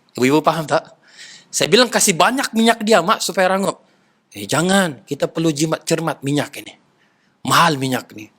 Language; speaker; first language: Malay; non-native, local second language; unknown